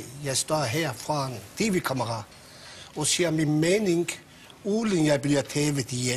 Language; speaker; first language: Danish; non-native, fluent; Persian